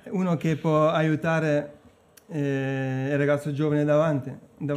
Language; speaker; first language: Italian; non-native, fluent; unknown